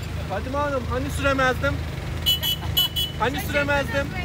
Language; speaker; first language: Turkish; native; Turkish